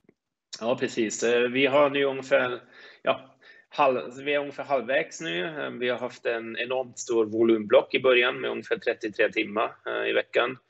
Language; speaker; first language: Swedish; non-native, fluent; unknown